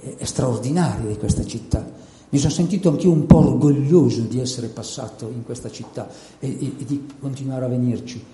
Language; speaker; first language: Italian; native; Italian